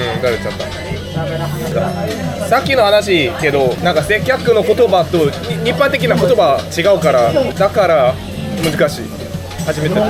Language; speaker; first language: Japanese; non-native, learner; Korean